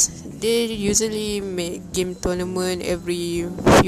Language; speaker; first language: English; non-native, local second language; Malay